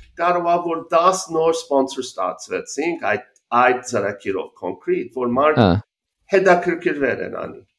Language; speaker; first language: Armenian; native; Armenian